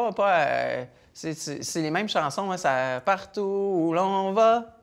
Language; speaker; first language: French; native; French